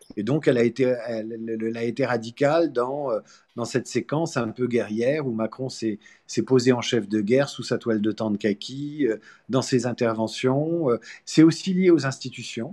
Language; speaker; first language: French; native; French